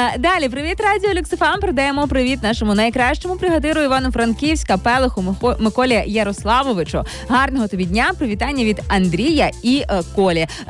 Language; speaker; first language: Ukrainian; native; Ukrainian